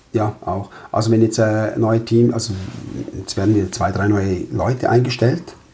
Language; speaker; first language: German; early bilingual, other home language; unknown